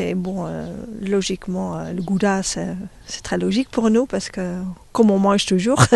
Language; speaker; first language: French; non-native, learner; Dutch